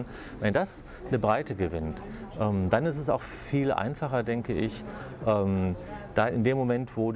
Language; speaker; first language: German; native; German